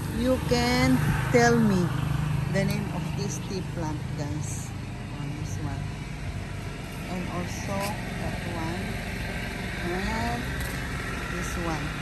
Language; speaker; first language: English; non-native, local second language; Filipino